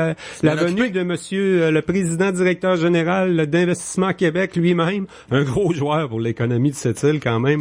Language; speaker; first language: French; native; French